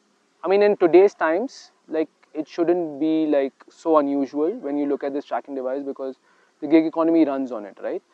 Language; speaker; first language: English; non-native, local second language; Hindi